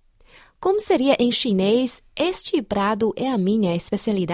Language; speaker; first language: Portuguese; non-native, fluent; Chinese